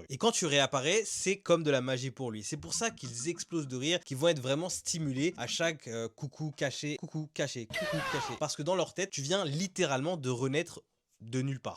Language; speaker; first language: French; native; French